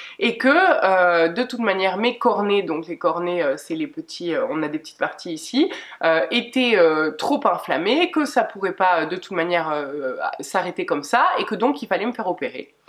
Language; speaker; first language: French; native; French